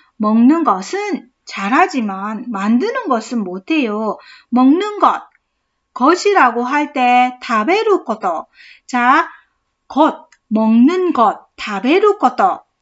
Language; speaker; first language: Korean; native; Korean